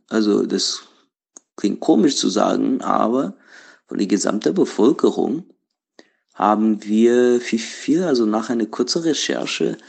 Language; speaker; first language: German; non-native, learner; Portuguese